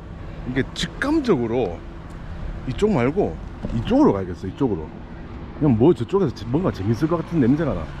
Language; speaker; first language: Korean; native; Korean